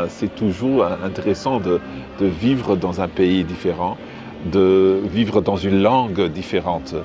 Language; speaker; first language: French; non-native, fluent; English